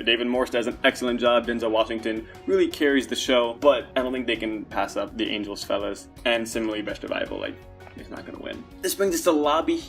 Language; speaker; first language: English; native; English